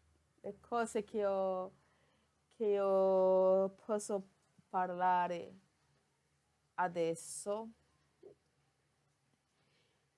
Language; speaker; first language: Italian; non-native, learner; Spanish